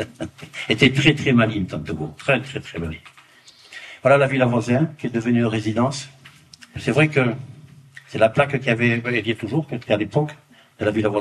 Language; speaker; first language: French; native; French